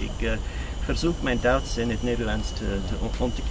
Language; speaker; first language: Dutch; non-native, learner; English